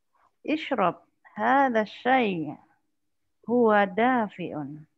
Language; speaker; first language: Arabic; non-native, learner; Indonesian